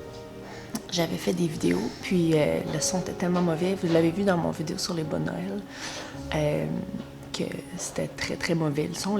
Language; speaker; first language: French; native; French